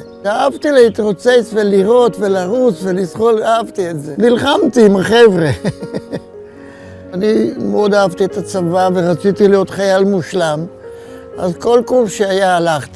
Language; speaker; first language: Hebrew; non-native, fluent; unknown